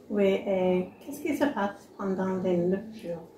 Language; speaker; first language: French; non-native, learner; English